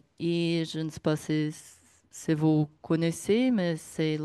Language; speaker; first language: French; non-native, learner; Portuguese